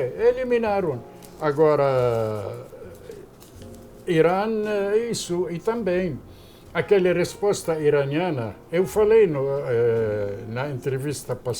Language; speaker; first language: Portuguese; non-native, fluent; Arabic